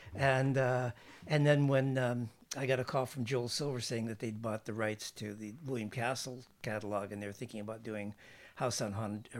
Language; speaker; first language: English; native; English